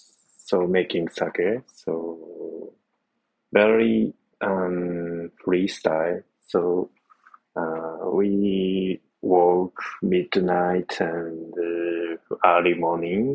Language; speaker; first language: English; non-native, learner; Japanese